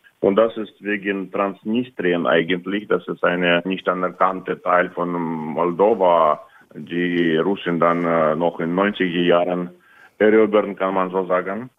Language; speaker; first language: German; non-native, fluent; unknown